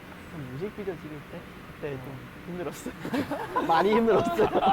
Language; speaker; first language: Korean; non-native, learner; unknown